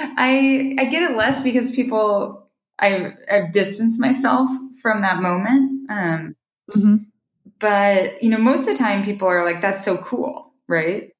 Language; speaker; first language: English; native; English